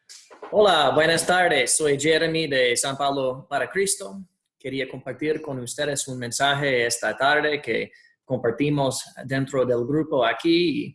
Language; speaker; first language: Spanish; non-native, fluent; English